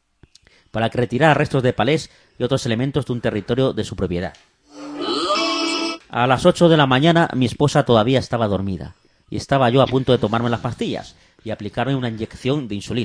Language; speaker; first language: Spanish; native; Spanish